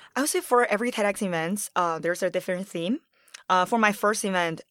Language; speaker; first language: English; early bilingual, other home language; Chinese